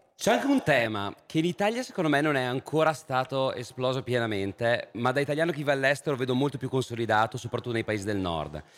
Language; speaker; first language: Italian; native; Italian